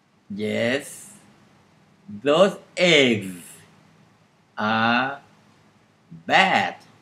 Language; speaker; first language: English; non-native, learner; Thai